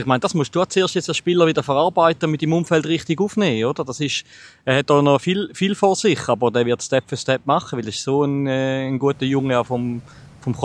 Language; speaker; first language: German; native; German